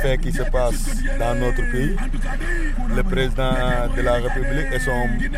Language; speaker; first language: French; non-native, local second language; Wolof